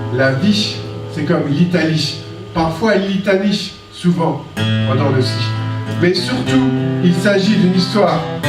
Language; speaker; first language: French; native; French